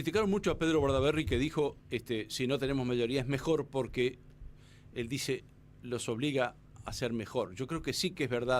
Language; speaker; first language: Spanish; native; Spanish